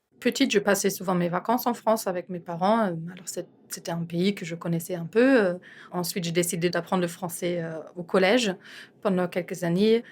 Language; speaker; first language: French; non-native, fluent; German